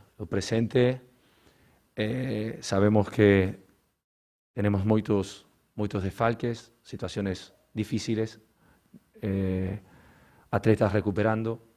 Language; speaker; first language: Portuguese; non-native, learner; Spanish